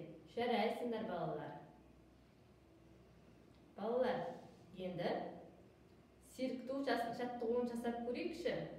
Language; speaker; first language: Kazakh; native; Kazakh